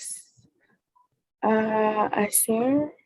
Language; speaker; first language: Spanish; non-native, learner; English